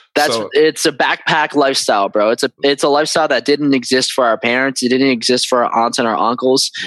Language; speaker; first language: English; early bilingual, other home language; Filipino